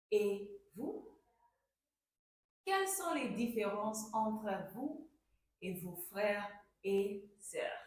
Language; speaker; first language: French; non-native, fluent; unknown